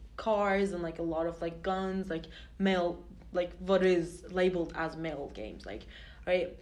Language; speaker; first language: English; non-native, fluent; Turkish